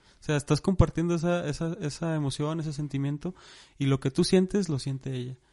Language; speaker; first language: Spanish; native; Spanish